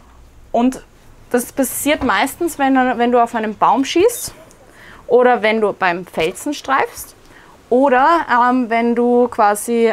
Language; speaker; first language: German; native; German